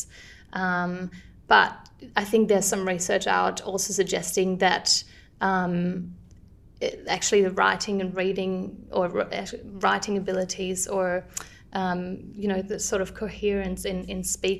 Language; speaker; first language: English; non-native, fluent; German